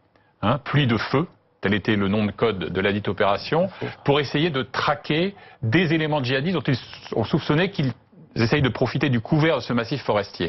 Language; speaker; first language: French; native; French